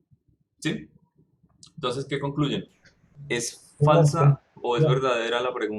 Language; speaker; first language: Spanish; native; Spanish